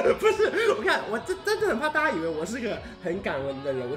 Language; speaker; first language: Chinese; native; Chinese